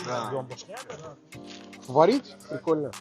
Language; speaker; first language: Russian; native; Russian